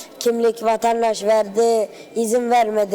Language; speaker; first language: Turkish; early bilingual, other home language; Arabic